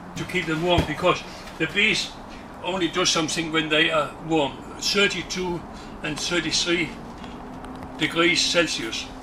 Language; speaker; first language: English; non-native, fluent; Danish